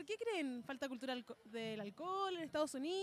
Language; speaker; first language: Spanish; native; Spanish